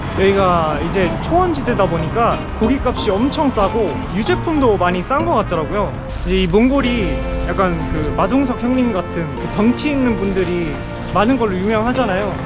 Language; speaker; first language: Korean; native; Korean